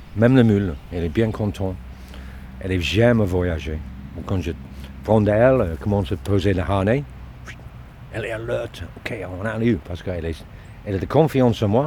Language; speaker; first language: French; non-native, learner; English